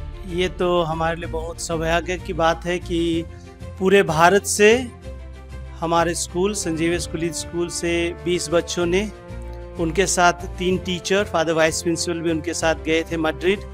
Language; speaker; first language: Hindi; native; Hindi